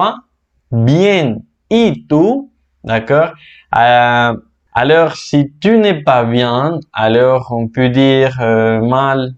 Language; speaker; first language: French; non-native, fluent; Spanish